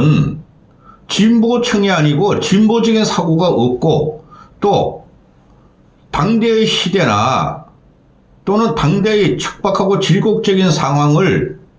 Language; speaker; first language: Korean; native; Korean